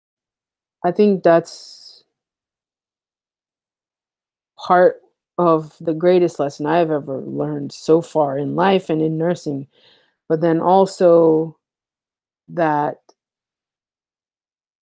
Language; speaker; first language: English; native; English